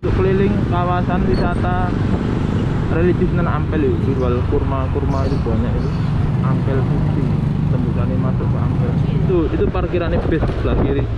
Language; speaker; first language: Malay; non-native, local second language; Javanese